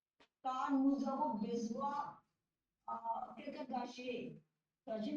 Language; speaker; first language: French; non-native, learner; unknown